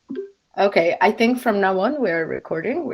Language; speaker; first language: English; non-native, fluent; Croatian